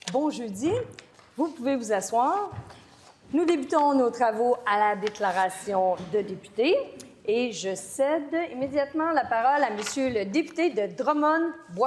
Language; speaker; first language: French; native; French